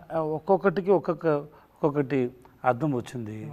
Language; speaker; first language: Telugu; non-native, learner; Tamil